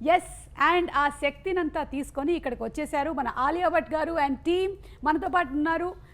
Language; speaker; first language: Telugu; non-native, local second language; Malayalam